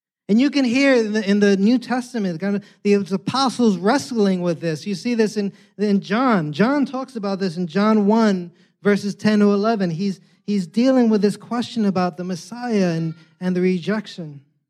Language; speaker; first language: English; early bilingual, other home language; Spanish